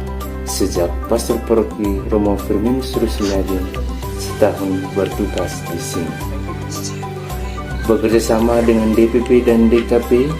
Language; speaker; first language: Indonesian; native; Indonesian